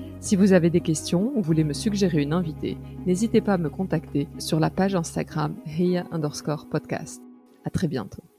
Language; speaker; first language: French; native; French